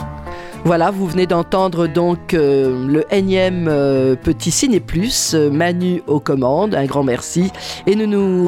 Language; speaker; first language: French; native; French